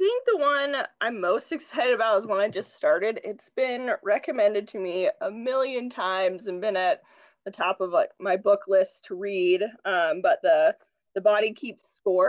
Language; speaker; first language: English; native; English